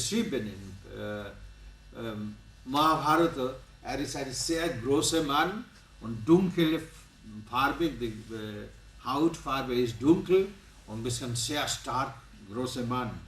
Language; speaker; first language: German; non-native, learner; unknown